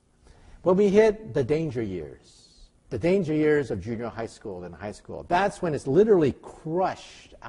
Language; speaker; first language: English; native; English